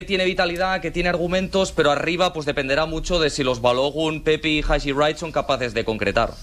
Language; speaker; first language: Spanish; native; Spanish